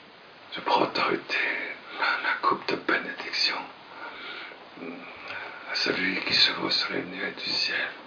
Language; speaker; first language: French; native; French